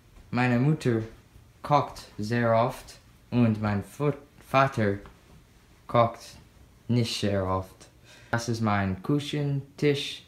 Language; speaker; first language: German; non-native, learner; English